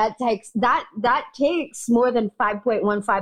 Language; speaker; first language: English; native; English